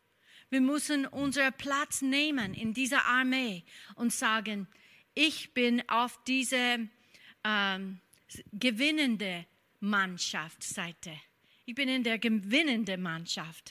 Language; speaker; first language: German; non-native, fluent; English